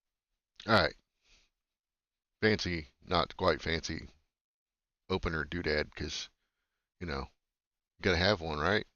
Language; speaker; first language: English; native; English